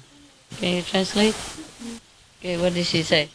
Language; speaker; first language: English; non-native, fluent; Vietnamese